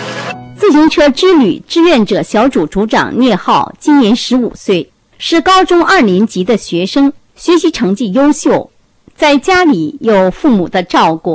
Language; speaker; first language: Chinese; native; Chinese